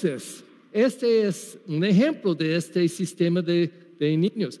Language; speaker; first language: Spanish; non-native, learner; English